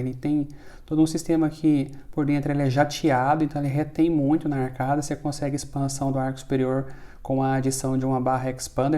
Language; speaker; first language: Portuguese; native; Portuguese